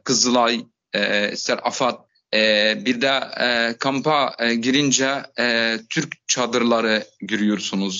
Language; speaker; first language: Turkish; non-native, fluent; Arabic